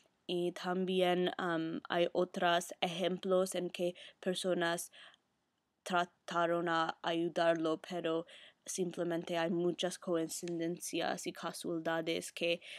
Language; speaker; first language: Spanish; non-native, learner; English